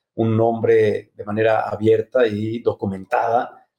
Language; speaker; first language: Spanish; native; Spanish